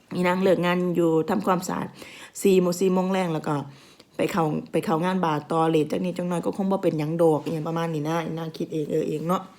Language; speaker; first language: Thai; native; Thai